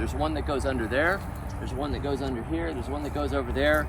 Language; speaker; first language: English; native; English